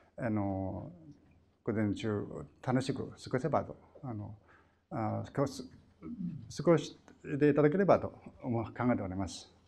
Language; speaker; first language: Japanese; non-native, fluent; Chinese